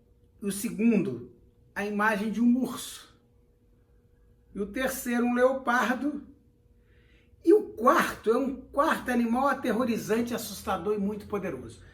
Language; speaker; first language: Portuguese; native; Portuguese